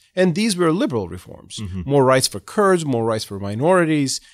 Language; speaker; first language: English; non-native, fluent; Turkish